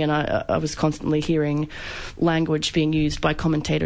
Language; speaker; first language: English; native; English